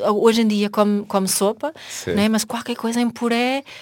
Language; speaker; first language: Portuguese; non-native, fluent; Swedish